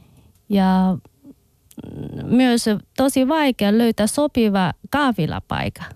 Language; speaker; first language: Finnish; non-native, learner; Chinese